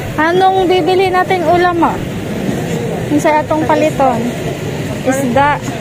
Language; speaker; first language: Filipino; non-native, local second language; Cebuano